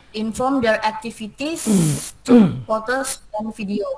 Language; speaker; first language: English; non-native, learner; Indonesian